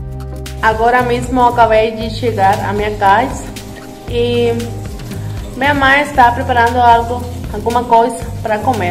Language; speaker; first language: Portuguese; non-native, learner; Spanish